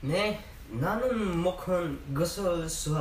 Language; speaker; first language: Korean; non-native, learner; Filipino